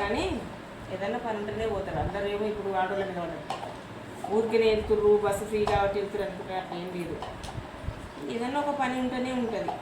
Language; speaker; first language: Telugu; native; Telugu